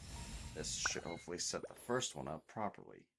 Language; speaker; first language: English; native; English